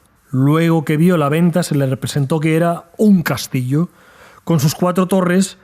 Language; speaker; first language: Spanish; native; Spanish